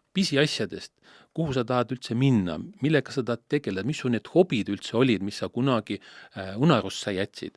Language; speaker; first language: Estonian; native; Estonian